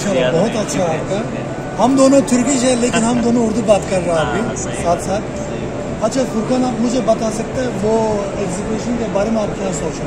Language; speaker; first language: Hindi; non-native, learner; Turkish